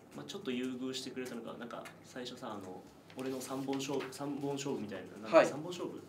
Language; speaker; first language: Japanese; native; Japanese